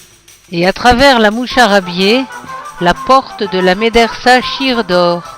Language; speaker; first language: French; native; French